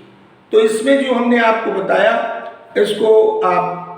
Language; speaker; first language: Hindi; native; Hindi